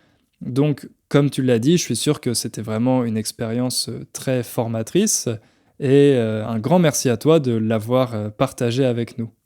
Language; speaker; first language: French; native; French